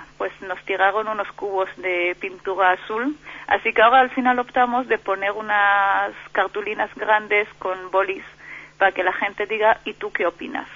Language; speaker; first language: Spanish; non-native, fluent; Hebrew